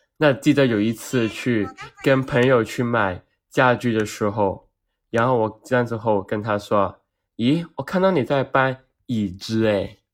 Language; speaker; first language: Chinese; non-native, local second language; Cantonese